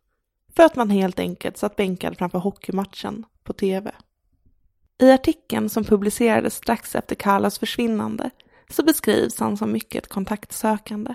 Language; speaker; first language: Swedish; native; Swedish